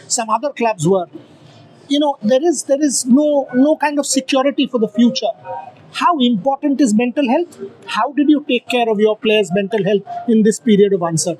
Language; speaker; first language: English; non-native, local second language; Bangla